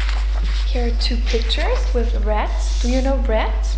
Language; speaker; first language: English; non-native, fluent; German